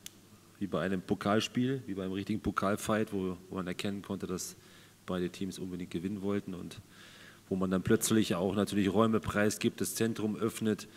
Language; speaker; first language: German; native; German